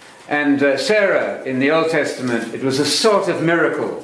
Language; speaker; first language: English; native; English